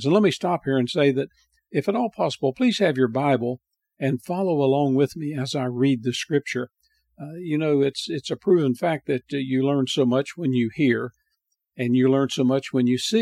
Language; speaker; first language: English; native; English